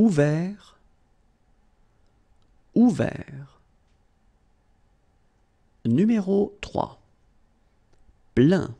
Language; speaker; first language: French; native; French